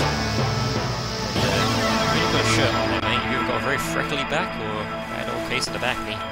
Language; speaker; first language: English; native; English